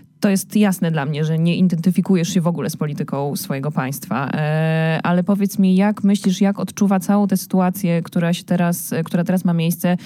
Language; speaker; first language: Polish; native; Polish